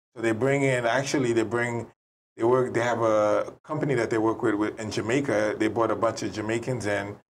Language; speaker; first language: English; native; English